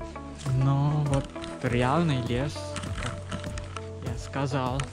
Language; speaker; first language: Russian; non-native, learner; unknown